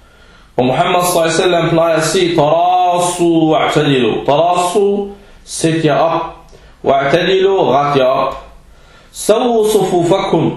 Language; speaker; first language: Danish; early bilingual, other home language; Arabic